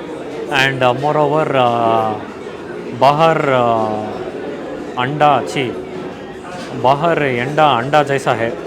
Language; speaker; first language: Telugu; non-native, learner; Kannada